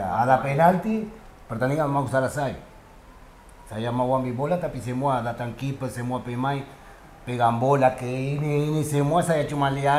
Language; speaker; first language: Indonesian; non-native, fluent; Spanish